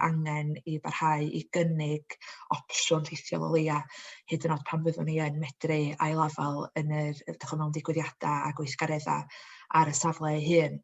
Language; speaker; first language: Welsh; native; Welsh